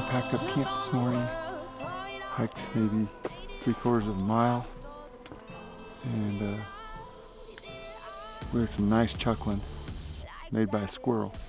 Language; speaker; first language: English; native; English